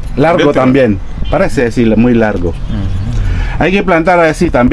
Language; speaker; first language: Spanish; non-native, learner; Filipino